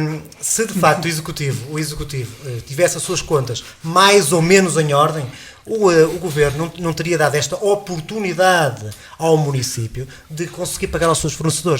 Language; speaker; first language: Portuguese; native; Portuguese